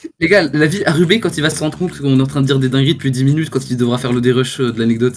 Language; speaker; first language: French; native; French